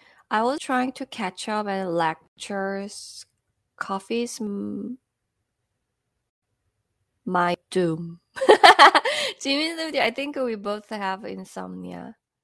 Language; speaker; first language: English; non-native, fluent; Korean